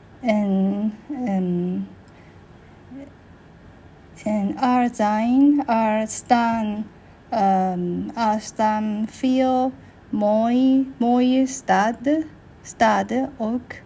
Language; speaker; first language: Dutch; non-native, learner; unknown